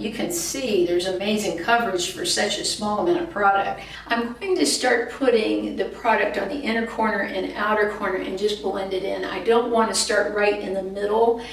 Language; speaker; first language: English; native; English